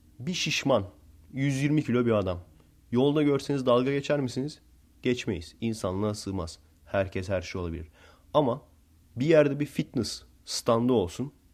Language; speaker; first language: Turkish; early bilingual, heritage; Turkish